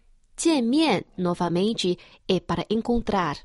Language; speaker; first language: Portuguese; non-native, fluent; Chinese